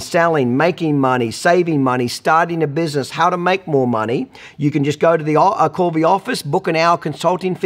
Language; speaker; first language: English; native; English